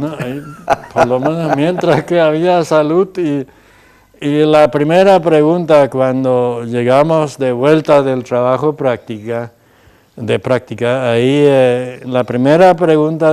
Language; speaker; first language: Spanish; non-native, local second language; Plautdietsch